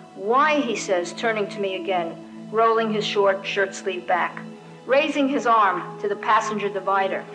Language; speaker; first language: English; native; English